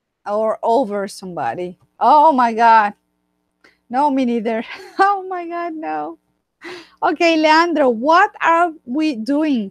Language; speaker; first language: English; non-native, fluent; Spanish